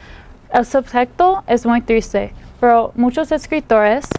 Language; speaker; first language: Spanish; non-native, learner; English